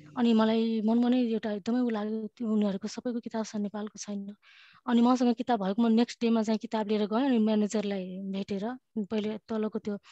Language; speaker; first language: Nepali; native; Nepali